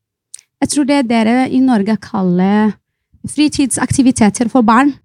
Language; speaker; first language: Norwegian; non-native, fluent; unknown